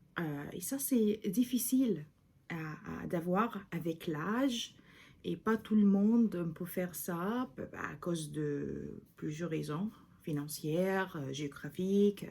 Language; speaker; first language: French; non-native, fluent; English